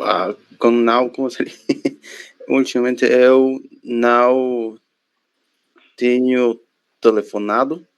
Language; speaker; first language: Portuguese; non-native, learner; Spanish